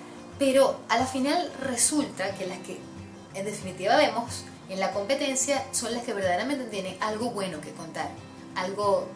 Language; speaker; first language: Spanish; native; Spanish